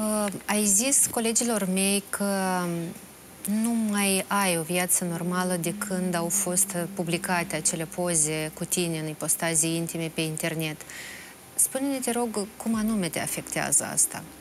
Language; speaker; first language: Romanian; native; Romanian